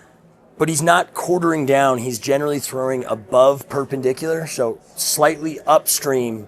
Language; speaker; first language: English; native; English